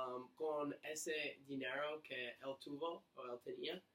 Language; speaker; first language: Spanish; non-native, learner; English